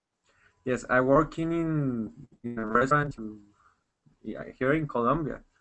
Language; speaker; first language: English; non-native, learner; Spanish